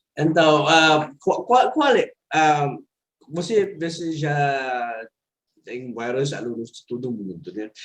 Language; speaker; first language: Portuguese; non-native, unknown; Filipino